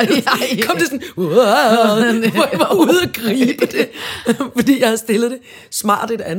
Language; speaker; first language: Danish; native; Danish